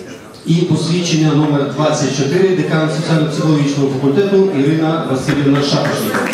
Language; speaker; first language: Ukrainian; native; Ukrainian